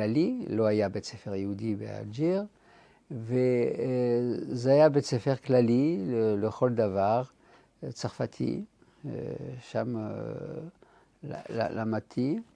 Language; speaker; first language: Hebrew; non-native, fluent; French